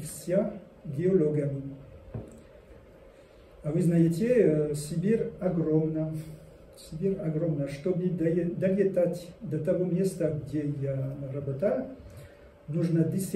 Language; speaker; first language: Russian; non-native, learner; French